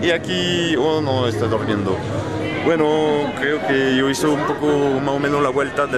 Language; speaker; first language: Spanish; non-native, fluent; French